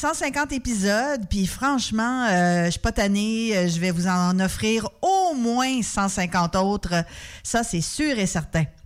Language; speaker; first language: French; native; French